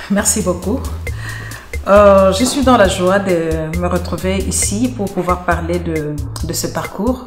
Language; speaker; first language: French; non-native, local second language; Lingala